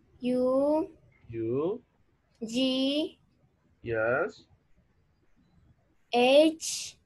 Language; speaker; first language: English; non-native, learner; Spanish